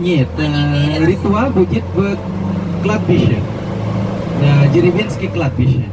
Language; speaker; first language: Russian; non-native, learner; Balinese